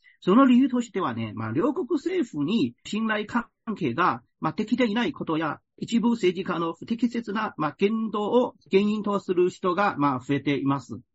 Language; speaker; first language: Japanese; non-native, fluent; Chinese